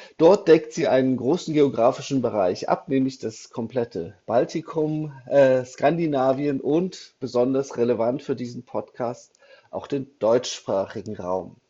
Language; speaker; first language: German; native; German